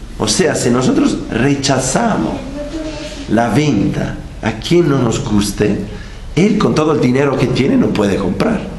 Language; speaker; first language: Spanish; non-native, fluent; Italian